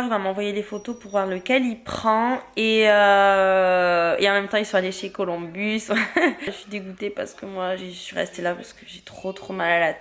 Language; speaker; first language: French; native; French